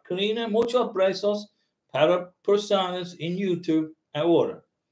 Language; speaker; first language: Spanish; non-native, learner; English